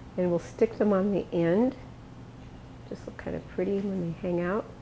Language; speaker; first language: English; native; English